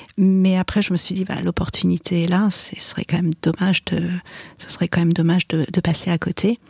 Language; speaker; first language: French; early bilingual, other home language; Chinese